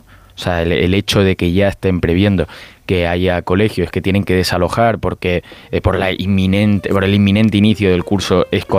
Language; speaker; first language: Spanish; native; Spanish